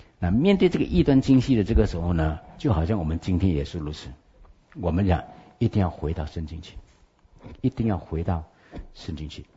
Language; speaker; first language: Chinese; native; Chinese